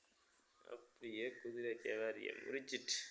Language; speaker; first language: Tamil; native; Tamil